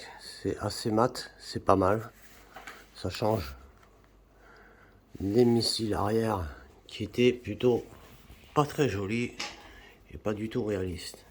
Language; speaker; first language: French; native; French